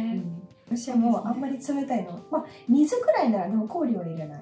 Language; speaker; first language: Japanese; non-native, fluent; Russian